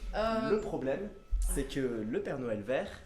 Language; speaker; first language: French; native; French